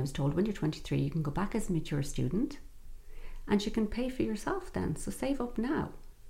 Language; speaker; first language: English; native; English